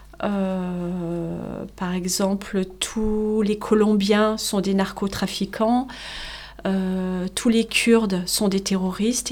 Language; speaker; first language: French; native; French